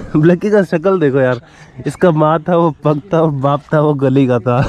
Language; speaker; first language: Hindi; native; Hindi